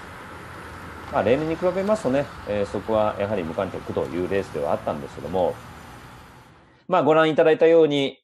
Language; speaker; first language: Japanese; native; Japanese